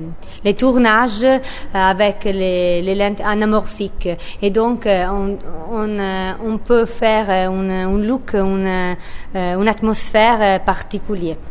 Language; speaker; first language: French; non-native, learner; Italian